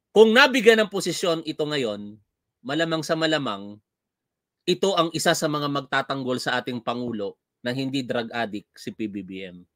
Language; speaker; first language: Filipino; native; Filipino